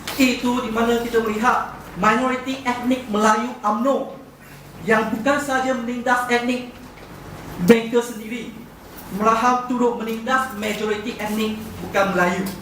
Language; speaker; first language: Malay; non-native, local second language; Chinese